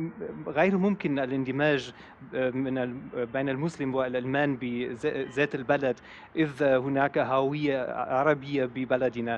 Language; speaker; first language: Arabic; non-native, fluent; German